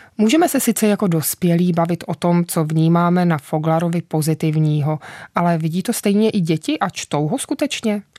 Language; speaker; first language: Czech; native; Czech